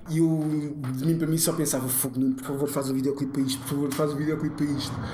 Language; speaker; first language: Portuguese; early bilingual, other home language; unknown